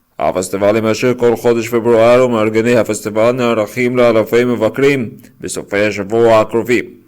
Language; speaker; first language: Hebrew; non-native, learner; Arabic